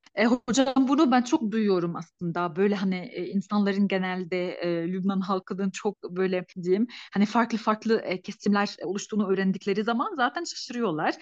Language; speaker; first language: Turkish; non-native, fluent; Arabic